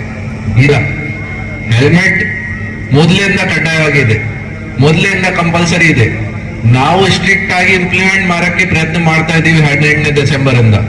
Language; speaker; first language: Kannada; non-native, local second language; Hindi